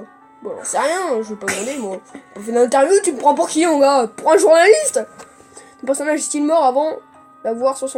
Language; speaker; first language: French; native; French